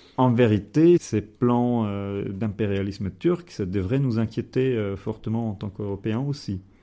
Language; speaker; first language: French; non-native, fluent; German